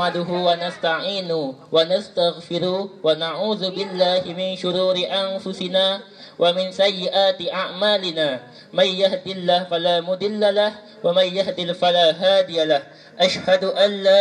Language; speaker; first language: Arabic; non-native, learner; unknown